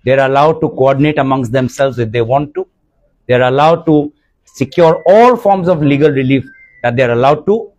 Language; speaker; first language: English; non-native, local second language; Assamese